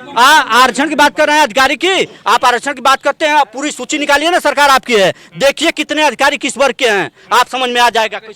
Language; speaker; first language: Hindi; native; Hindi